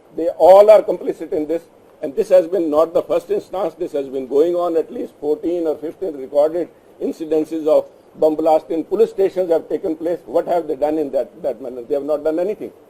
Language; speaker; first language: English; non-native, local second language; Punjabi